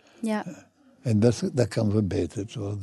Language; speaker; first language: Dutch; non-native, fluent; English